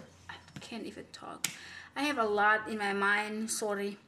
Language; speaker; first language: English; non-native, fluent; Indonesian